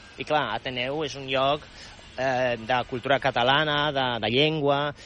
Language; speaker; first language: Catalan; non-native, fluent; Polish